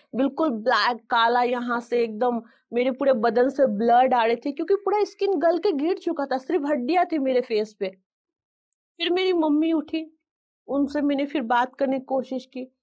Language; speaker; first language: Hindi; non-native, local second language; Bangla